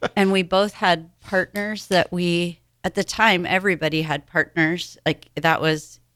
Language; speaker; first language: English; native; English